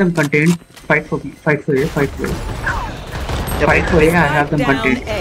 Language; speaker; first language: English; non-native, local second language; Kannada